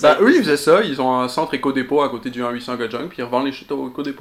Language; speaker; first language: French; native; French